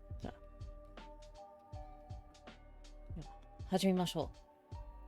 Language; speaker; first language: Japanese; non-native, learner; English